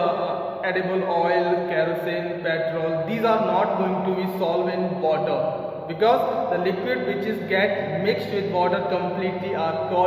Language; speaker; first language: English; non-native, local second language; Hindi